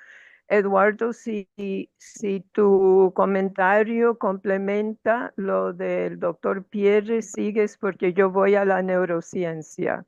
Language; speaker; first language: Spanish; non-native, fluent; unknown